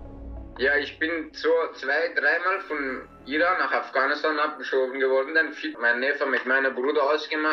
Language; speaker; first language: German; non-native, learner; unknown